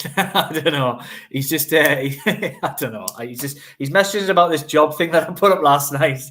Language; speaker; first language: English; native; English